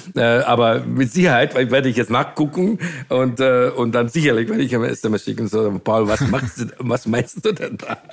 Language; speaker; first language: German; non-native, fluent; Hungarian